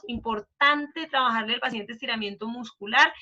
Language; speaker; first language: Spanish; native; Spanish